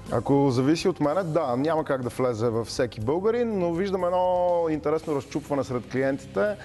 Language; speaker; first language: Bulgarian; native; Bulgarian